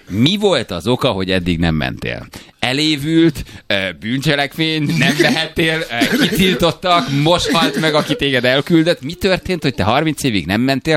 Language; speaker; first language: Hungarian; native; Hungarian